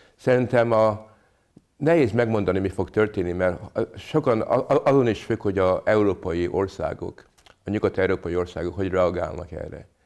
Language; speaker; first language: Hungarian; early bilingual, other home language; English